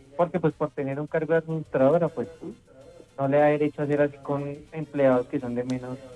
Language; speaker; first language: Spanish; native; Spanish